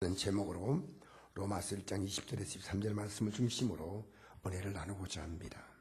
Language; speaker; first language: Korean; native; Korean